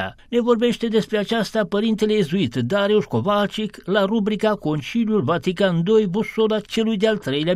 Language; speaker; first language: Romanian; native; Romanian